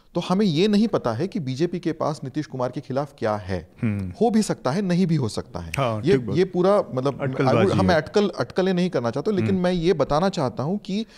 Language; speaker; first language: Hindi; non-native, local second language; Marathi